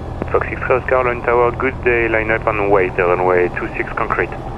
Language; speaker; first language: English; non-native, fluent; French